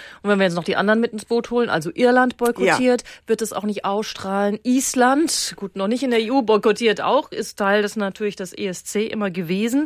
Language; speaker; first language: German; native; German